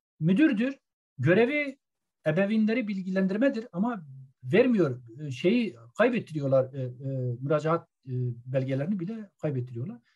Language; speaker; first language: Turkish; non-native, local second language; Zaza